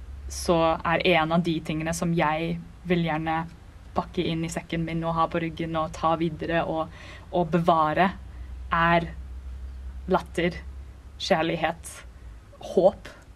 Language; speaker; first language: Norwegian; non-native, fluent; English